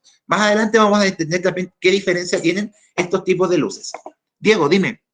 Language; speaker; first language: Spanish; native; Spanish